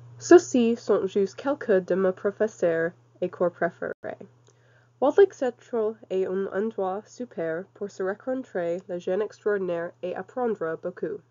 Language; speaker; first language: French; non-native, learner; English